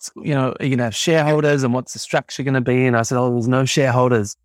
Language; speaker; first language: English; native; English